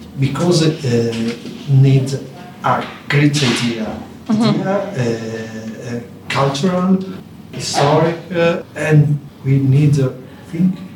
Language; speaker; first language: English; non-native, learner; Italian